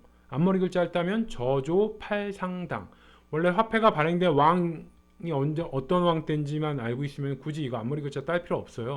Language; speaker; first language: Korean; native; Korean